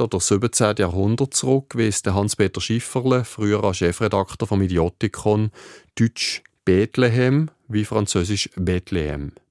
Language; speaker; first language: German; native; German